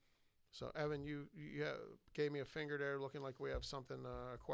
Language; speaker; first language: English; native; English